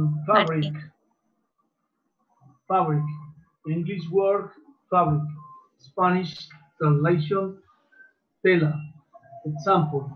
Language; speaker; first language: English; non-native, learner; Spanish